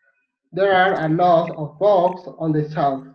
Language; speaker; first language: English; non-native, learner; Spanish